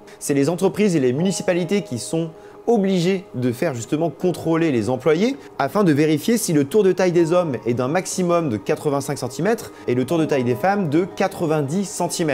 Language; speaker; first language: French; native; French